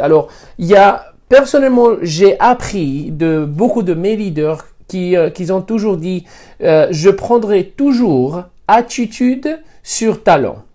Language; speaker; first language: French; non-native, fluent; Spanish